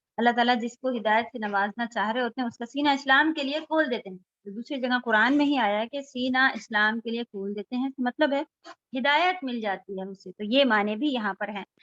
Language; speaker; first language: Urdu; native; Urdu